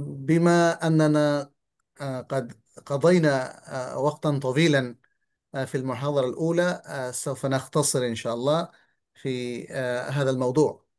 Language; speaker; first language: Arabic; non-native, fluent; Bangla